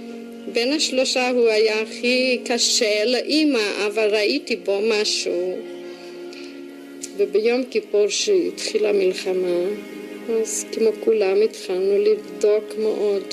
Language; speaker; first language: Hebrew; non-native, fluent; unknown